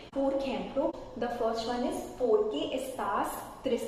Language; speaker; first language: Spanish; non-native, fluent; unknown